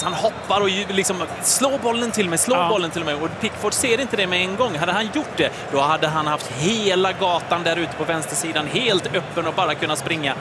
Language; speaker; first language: Swedish; native; Swedish